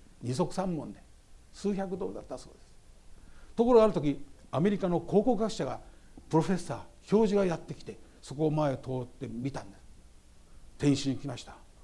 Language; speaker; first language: Japanese; native; Japanese